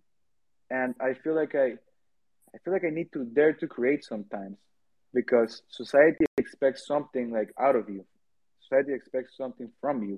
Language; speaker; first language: English; non-native, fluent; Spanish